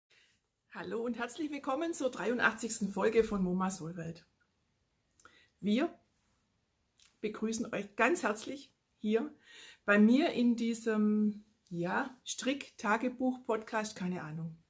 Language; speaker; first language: German; native; German